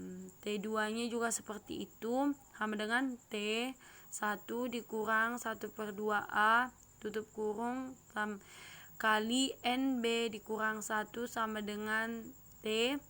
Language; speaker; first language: Indonesian; native; Indonesian